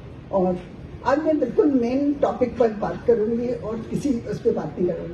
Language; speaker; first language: Hindi; native; Hindi